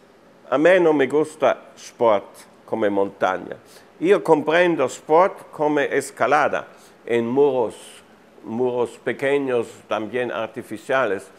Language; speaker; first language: Spanish; non-native, fluent; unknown